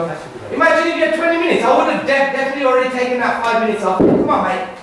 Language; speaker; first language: English; native; English